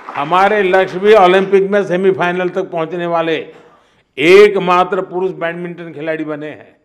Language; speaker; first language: Hindi; non-native, local second language; Gujarati